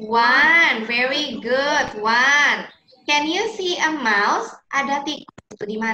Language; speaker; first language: English; non-native, learner; Indonesian